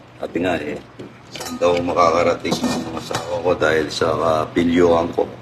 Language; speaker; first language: Filipino; non-native, local second language; Pampanga